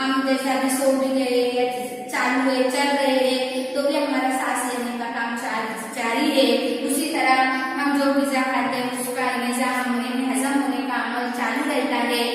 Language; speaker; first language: Urdu; native; Urdu